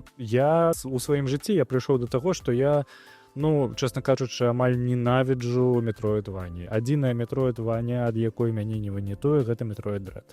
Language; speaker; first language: Belarusian; non-native, local second language; Russian